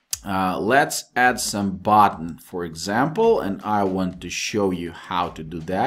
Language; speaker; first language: English; non-native, fluent; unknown